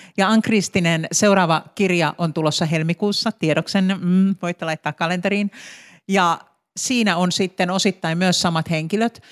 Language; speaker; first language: Finnish; native; Finnish